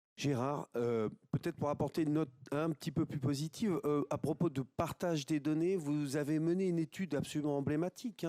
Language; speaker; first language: French; native; French